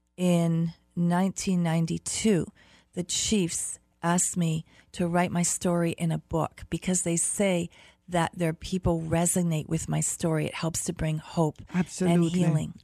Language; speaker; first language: English; early bilingual, other home language; German